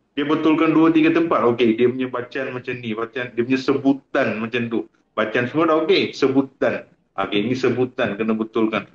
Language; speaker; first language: Malay; non-native, local second language; Tamil